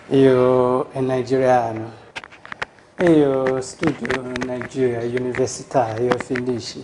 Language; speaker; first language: Italian; non-native, learner; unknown